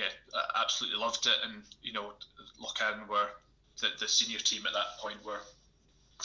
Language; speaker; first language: English; native; English